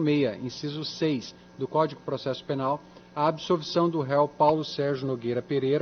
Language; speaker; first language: Portuguese; native; Portuguese